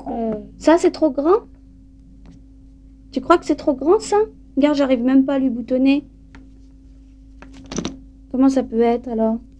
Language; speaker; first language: French; native; French